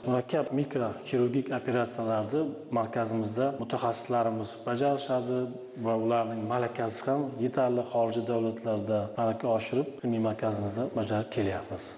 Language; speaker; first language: Uzbek; native; Uzbek